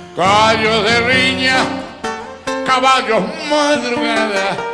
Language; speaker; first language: Spanish; native; Spanish